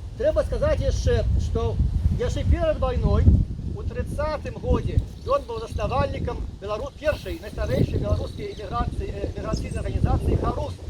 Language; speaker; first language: Belarusian; native; Belarusian